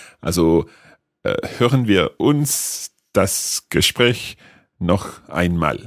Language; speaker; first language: German; non-native, learner; English